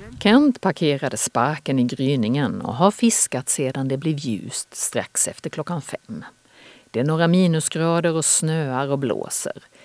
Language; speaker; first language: Swedish; native; Swedish